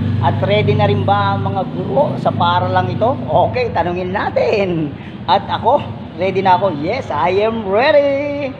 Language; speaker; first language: Filipino; native; Filipino